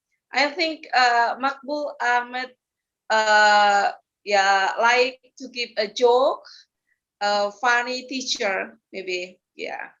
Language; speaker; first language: English; non-native, fluent; Indonesian